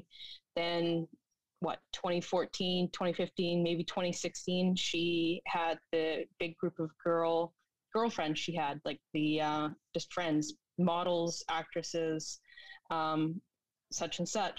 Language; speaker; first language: English; native; English